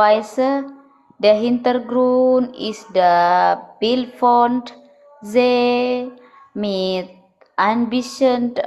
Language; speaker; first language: German; non-native, fluent; Indonesian